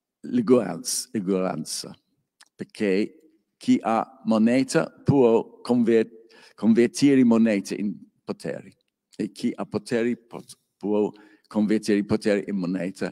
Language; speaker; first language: Italian; non-native, learner; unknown